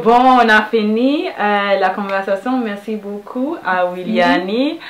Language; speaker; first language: French; non-native, fluent; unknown